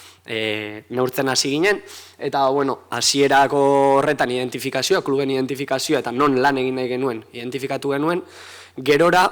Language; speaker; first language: Basque; native; Basque